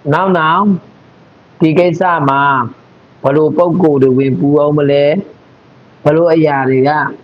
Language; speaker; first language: Burmese; non-native, local second language; Mon